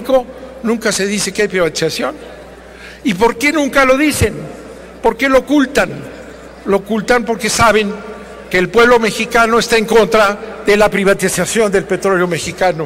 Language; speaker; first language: Spanish; native; Spanish